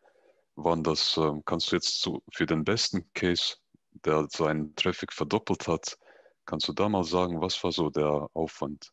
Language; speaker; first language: German; native; German